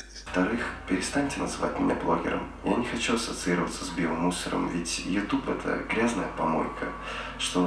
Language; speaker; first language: Russian; native; Russian